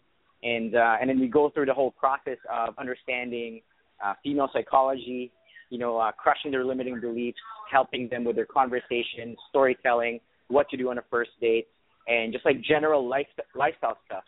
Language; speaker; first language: English; non-native, fluent; Arabic